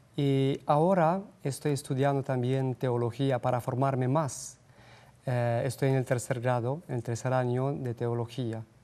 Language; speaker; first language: Spanish; non-native, fluent; Romanian